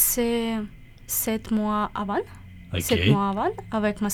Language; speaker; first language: French; non-native, learner; Ukrainian